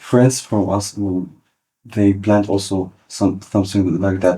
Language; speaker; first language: English; early bilingual, other home language; Kurdish